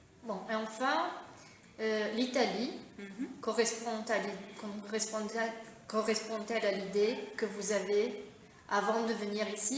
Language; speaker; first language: French; non-native, fluent; Italian